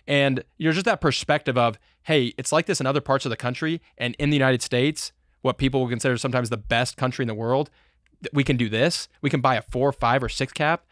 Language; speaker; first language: English; native; English